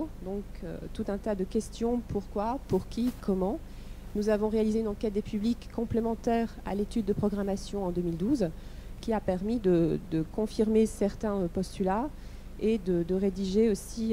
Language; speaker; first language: French; native; French